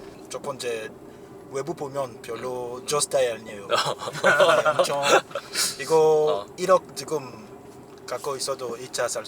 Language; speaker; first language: Korean; non-native, learner; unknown